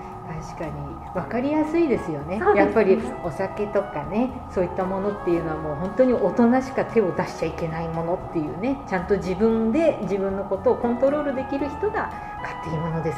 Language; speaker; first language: Japanese; native; Japanese